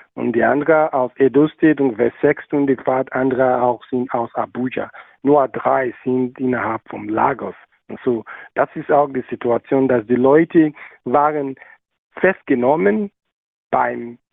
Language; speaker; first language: German; non-native, learner; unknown